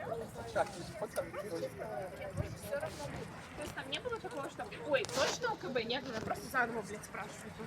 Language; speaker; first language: Russian; native; Russian